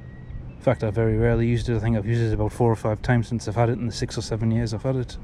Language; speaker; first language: English; native; English